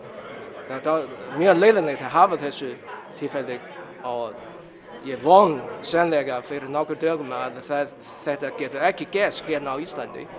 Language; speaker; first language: Icelandic; non-native, learner; Chinese